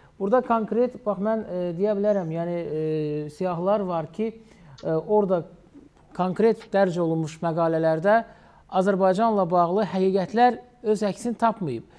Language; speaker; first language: Azerbaijani; native; Azerbaijani